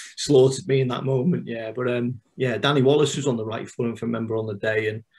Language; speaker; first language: English; native; English